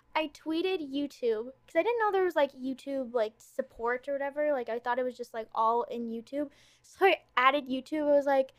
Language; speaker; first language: English; native; English